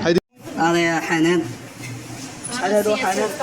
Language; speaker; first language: Arabic; native; Arabic